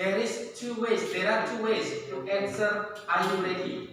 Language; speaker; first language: English; non-native, fluent; Indonesian